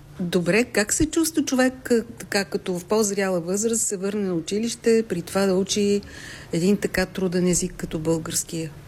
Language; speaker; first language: Bulgarian; native; Bulgarian